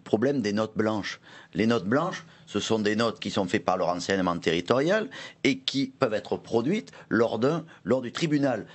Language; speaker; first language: French; native; French